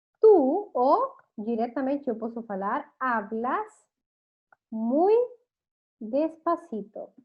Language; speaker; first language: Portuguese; non-native, fluent; Spanish